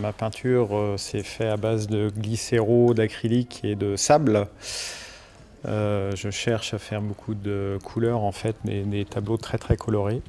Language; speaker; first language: French; native; French